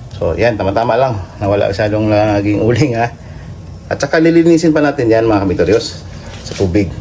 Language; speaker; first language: Filipino; non-native, local second language; Cebuano